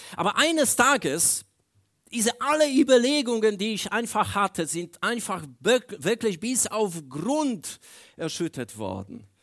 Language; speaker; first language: German; non-native, fluent; Polish